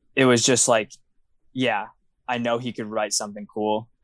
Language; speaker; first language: English; native; English